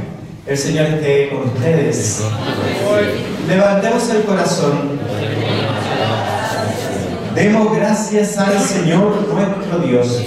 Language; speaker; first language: Spanish; native; Spanish